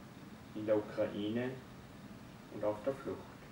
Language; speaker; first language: German; native; German